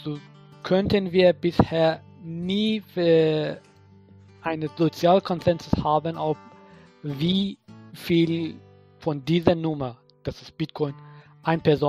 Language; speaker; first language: German; non-native, fluent; Persian